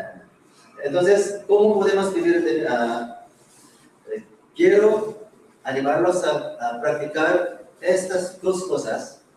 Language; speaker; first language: Spanish; non-native, fluent; Korean